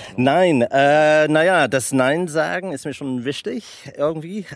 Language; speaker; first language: German; non-native, fluent; English